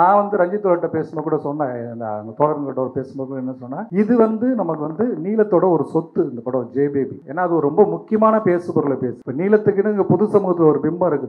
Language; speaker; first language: Tamil; native; Tamil